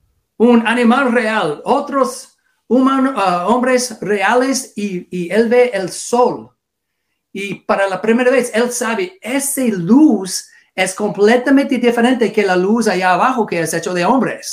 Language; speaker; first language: Spanish; non-native, learner; English